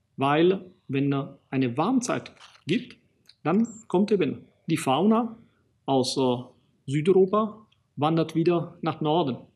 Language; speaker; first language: German; non-native, fluent; Italian